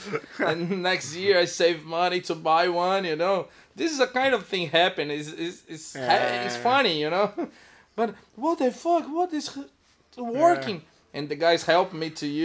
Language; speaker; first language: English; non-native, learner; Portuguese